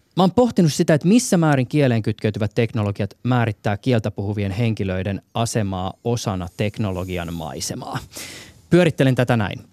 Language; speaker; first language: Finnish; native; Finnish